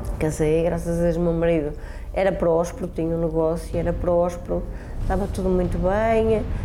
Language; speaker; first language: Portuguese; early bilingual, other home language; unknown